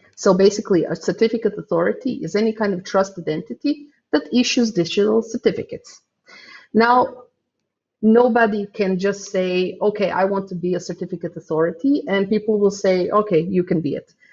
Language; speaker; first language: English; non-native, fluent; Croatian